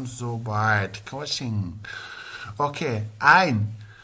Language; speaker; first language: German; non-native, learner; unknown